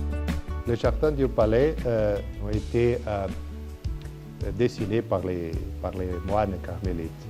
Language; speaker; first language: French; non-native, fluent; Portuguese